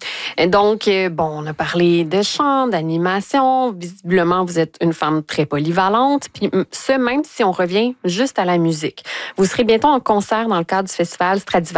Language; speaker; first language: French; native; French